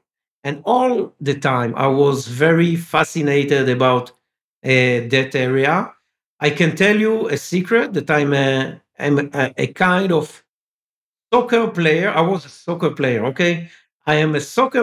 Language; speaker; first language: English; non-native, fluent; French